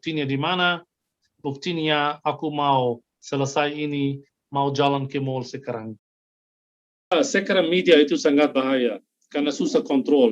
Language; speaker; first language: Indonesian; non-native, fluent; Arabic